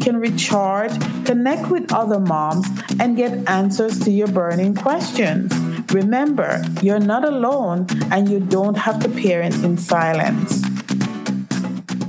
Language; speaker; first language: English; native; English